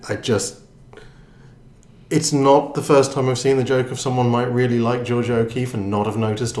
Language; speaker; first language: English; native; English